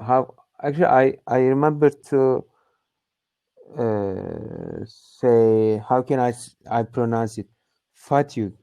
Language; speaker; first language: English; non-native, learner; Turkish